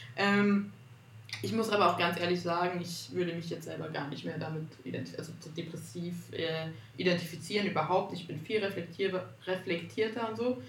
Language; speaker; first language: German; native; German